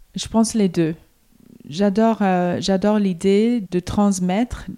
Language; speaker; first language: French; non-native, fluent; English